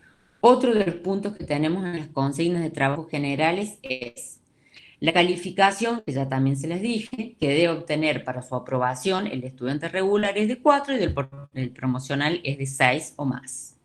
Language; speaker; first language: Spanish; native; Spanish